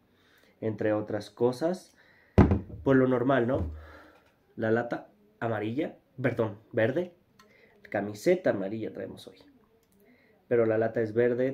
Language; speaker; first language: Spanish; native; Spanish